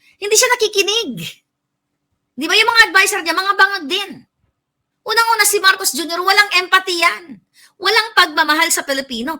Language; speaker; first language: Filipino; non-native, local second language; Cebuano